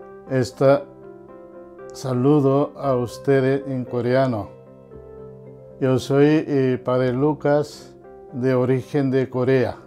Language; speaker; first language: Spanish; non-native, learner; Korean